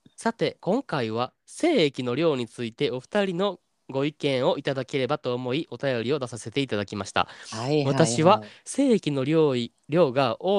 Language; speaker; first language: Japanese; native; Japanese